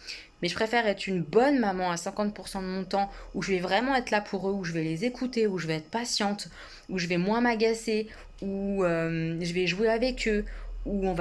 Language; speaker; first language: French; native; French